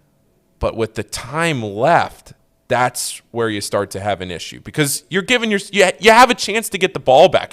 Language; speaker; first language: English; native; English